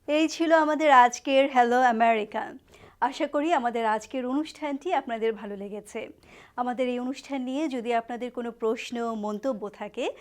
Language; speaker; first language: Bangla; native; Bangla